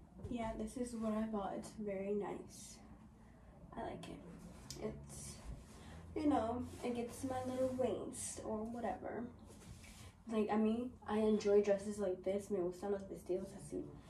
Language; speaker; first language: English; early bilingual, other home language; Spanish